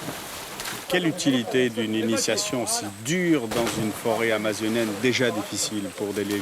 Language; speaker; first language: French; native; French